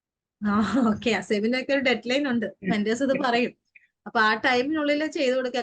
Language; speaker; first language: Malayalam; native; Malayalam